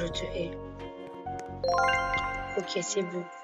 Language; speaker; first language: French; native; French